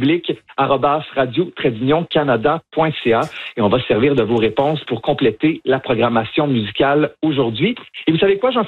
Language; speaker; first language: French; native; French